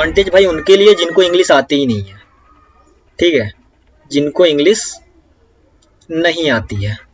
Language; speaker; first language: Hindi; native; Hindi